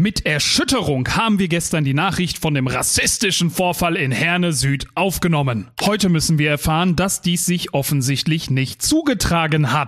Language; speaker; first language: German; native; German